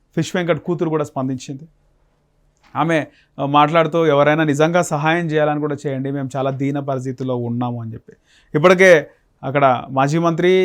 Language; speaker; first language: Telugu; native; Telugu